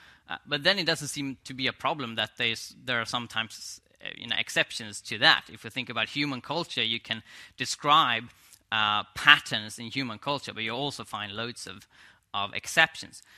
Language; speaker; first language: English; non-native, fluent; Swedish